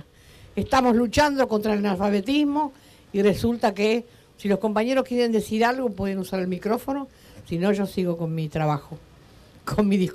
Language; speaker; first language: Spanish; native; Spanish